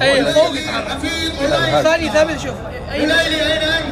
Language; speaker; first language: Arabic; non-native, learner; Chinese